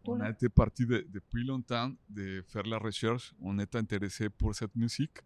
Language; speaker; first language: French; non-native, learner; Spanish